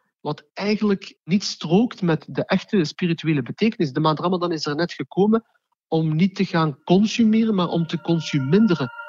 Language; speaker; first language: Dutch; early bilingual, other home language; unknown